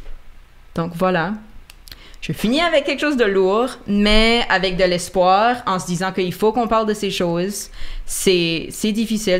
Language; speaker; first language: French; native; French